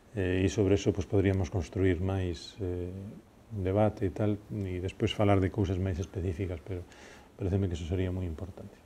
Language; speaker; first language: Galician; non-native, local second language; Spanish